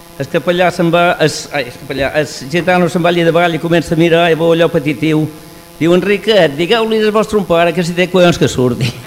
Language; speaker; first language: Catalan; native; Catalan